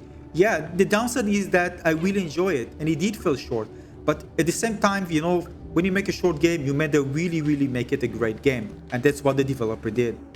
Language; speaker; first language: English; non-native, fluent; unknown